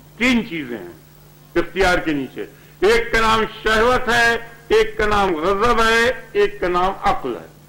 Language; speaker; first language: Urdu; native; Urdu